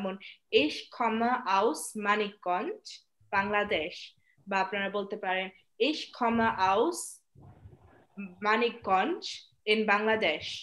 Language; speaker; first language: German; non-native, fluent; Bangla